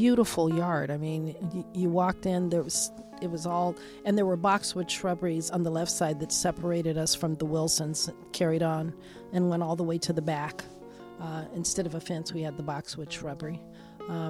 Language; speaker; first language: English; native; English